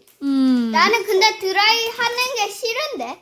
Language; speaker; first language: Korean; native; Korean